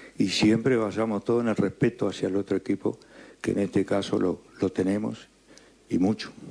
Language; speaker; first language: Spanish; native; Spanish